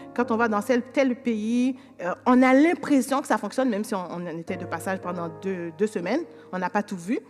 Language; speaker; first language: French; native; French